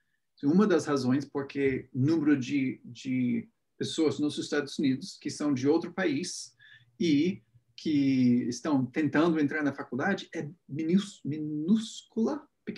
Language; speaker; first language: Portuguese; non-native, fluent; English